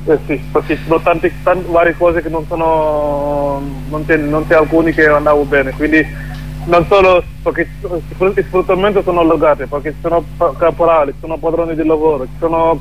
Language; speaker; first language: Italian; non-native, learner; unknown